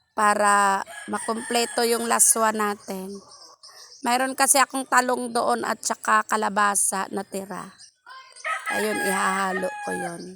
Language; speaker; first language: Filipino; non-native, local second language; Hiligaynon